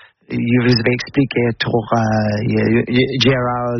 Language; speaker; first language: French; non-native, learner; English